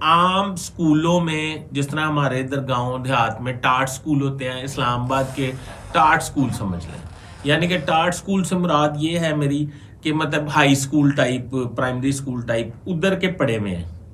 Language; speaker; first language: Urdu; native; Urdu